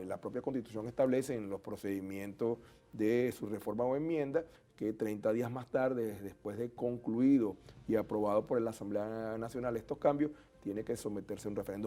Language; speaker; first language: Spanish; native; Spanish